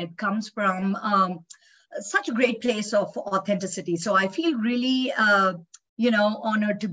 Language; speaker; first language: English; non-native, local second language; Telugu